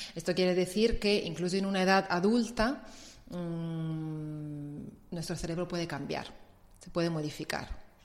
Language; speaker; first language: Spanish; non-native, fluent; Italian